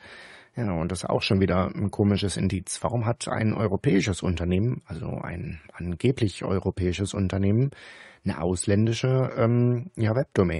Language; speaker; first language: German; native; German